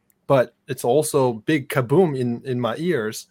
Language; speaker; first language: English; non-native, fluent; Korean